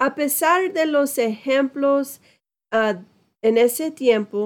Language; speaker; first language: Spanish; non-native, fluent; English